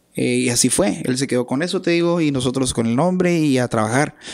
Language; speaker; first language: Spanish; native; Spanish